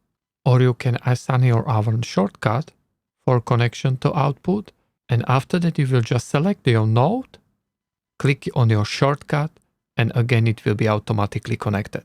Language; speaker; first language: English; non-native, learner; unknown